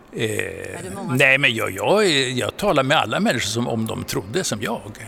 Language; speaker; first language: Swedish; native; Swedish